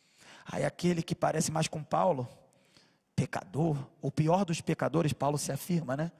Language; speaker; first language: Portuguese; native; Portuguese